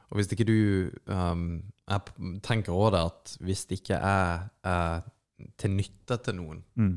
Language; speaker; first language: Norwegian; native; Norwegian